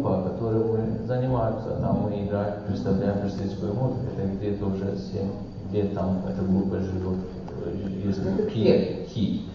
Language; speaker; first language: Russian; non-native, learner; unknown